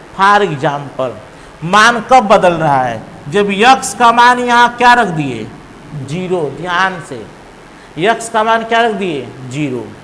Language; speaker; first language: Hindi; native; Hindi